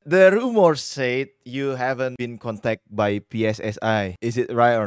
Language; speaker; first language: English; non-native, fluent; Indonesian